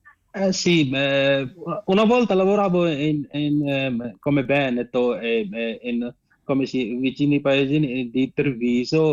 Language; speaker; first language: Italian; non-native, learner; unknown